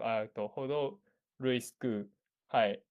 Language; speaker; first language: Chinese; non-native, learner; Japanese